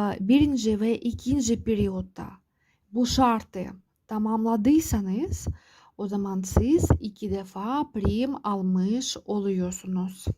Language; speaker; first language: Turkish; non-native, fluent; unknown